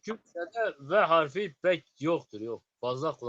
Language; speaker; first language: Turkish; non-native, local second language; Zaza